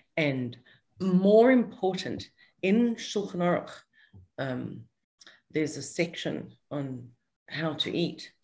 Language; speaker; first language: English; native; English